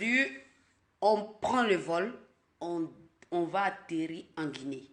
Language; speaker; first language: French; non-native, local second language; Dyula